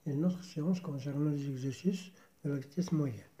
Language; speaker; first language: French; non-native, local second language; Arabic